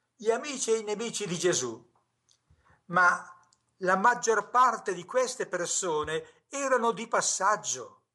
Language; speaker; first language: Italian; native; Italian